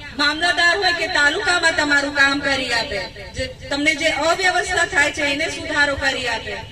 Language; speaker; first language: Gujarati; non-native, local second language; Rathawi